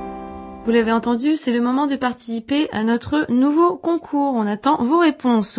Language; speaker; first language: French; native; French